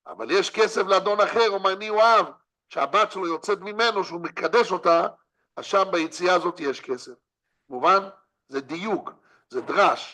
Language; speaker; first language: Hebrew; non-native, fluent; English